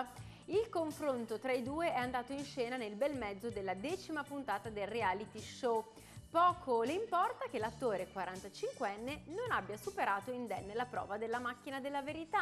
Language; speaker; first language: Italian; native; Italian